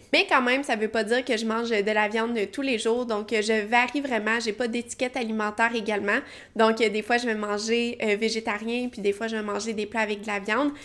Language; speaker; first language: French; native; French